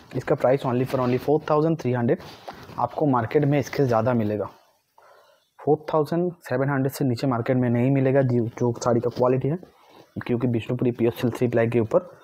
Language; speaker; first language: Hindi; non-native, local second language; Bangla